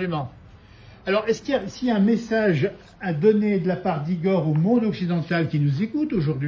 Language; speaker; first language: French; native; French